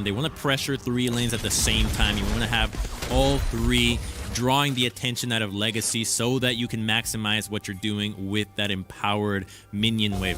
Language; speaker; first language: English; native; English